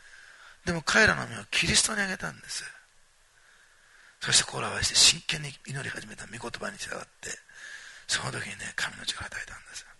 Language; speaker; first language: Japanese; native; Japanese